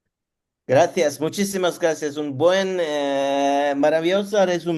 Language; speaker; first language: Spanish; non-native, learner; Turkish